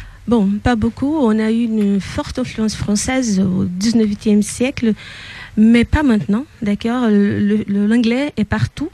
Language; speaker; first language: French; non-native, fluent; Portuguese